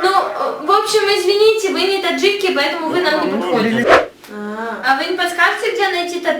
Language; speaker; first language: Russian; native; Russian